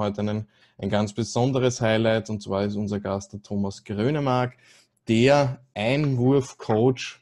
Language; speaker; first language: German; native; German